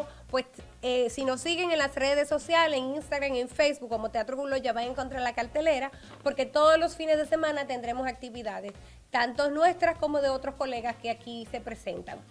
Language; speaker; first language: Spanish; native; Spanish